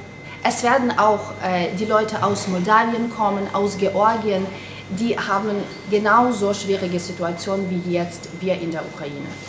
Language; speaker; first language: German; non-native, fluent; Ukrainian